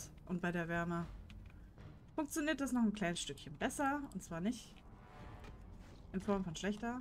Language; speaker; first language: German; native; German